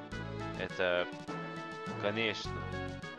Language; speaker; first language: Russian; non-native, learner; English